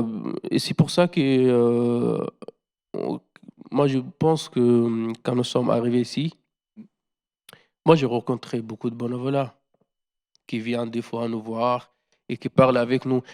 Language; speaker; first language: French; non-native, learner; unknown